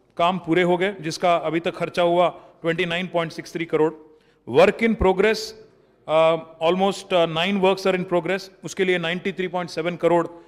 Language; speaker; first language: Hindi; non-native, local second language; Telugu